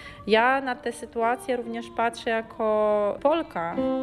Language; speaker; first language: Polish; non-native, fluent; Ukrainian